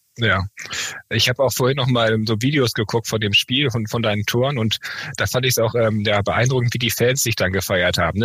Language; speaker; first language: German; native; German